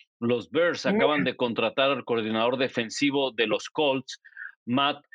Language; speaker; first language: Spanish; native; Spanish